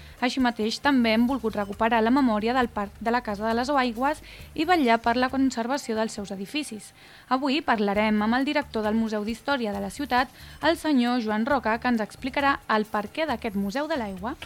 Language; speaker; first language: Catalan; native; Catalan